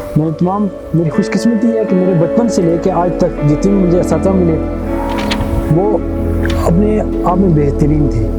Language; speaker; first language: Urdu; non-native, local second language; Pahari-Potwari